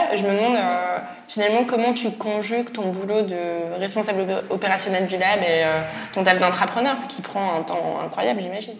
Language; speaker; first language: French; native; French